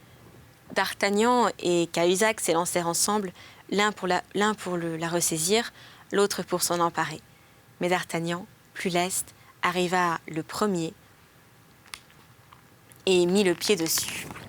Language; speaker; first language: French; native; French